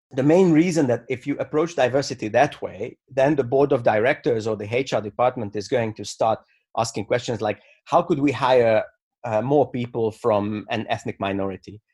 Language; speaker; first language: English; non-native, fluent; Hungarian